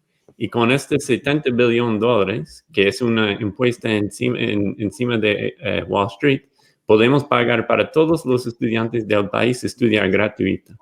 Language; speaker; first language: Spanish; non-native, fluent; English